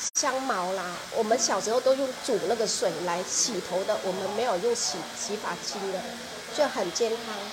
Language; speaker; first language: Chinese; non-native, fluent; Vietnamese